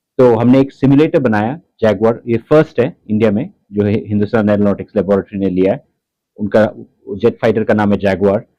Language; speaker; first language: Hindi; non-native, local second language; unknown